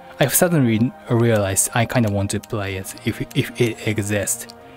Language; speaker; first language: English; non-native, learner; Japanese